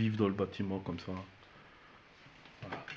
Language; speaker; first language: French; native; French